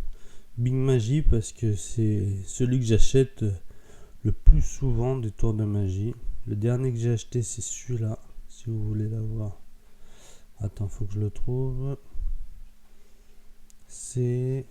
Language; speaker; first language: French; native; French